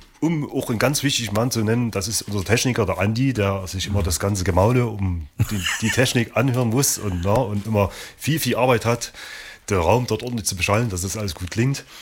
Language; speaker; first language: German; native; German